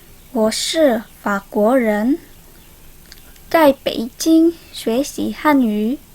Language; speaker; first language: Chinese; non-native, learner; Indonesian